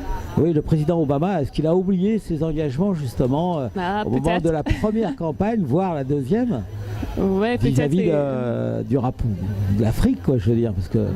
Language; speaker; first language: French; native; French